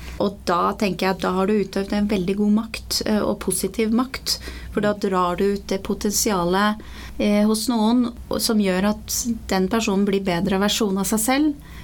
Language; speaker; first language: Norwegian; early bilingual, other home language; Persian